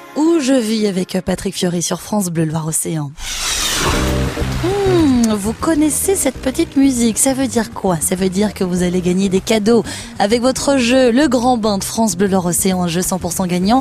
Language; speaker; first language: French; native; French